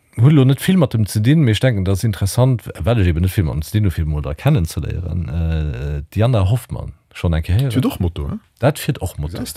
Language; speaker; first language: Luxembourgish; native; Luxembourgish